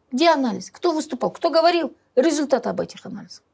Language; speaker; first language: Russian; non-native, local second language; Kazakh